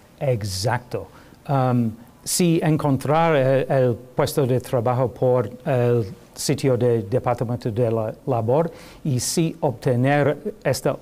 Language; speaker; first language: Spanish; non-native, learner; English